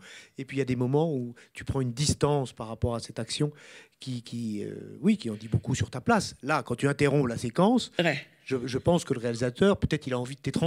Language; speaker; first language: French; native; French